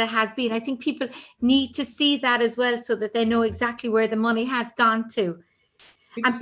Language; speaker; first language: English; native; English